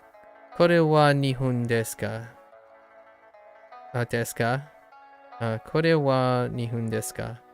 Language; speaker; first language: Japanese; non-native, learner; English